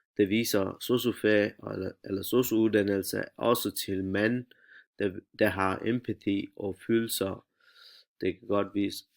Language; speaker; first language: Danish; non-native, learner; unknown